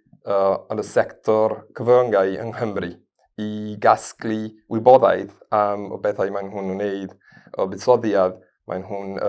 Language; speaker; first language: Welsh; non-native, learner; Spanish